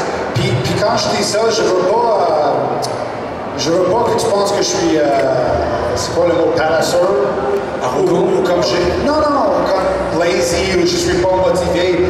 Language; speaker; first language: French; non-native, local second language; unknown